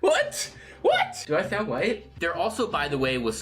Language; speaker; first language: English; native; English